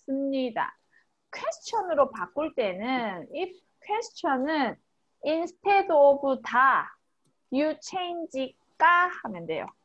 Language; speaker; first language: Korean; native; Korean